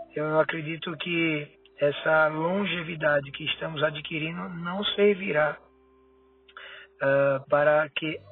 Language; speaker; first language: Portuguese; native; Portuguese